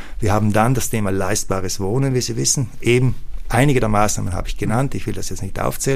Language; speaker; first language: German; native; German